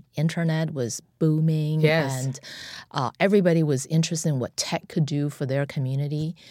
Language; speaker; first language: English; non-native, fluent; Chinese